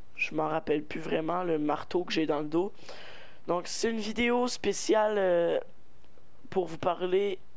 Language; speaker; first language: French; native; French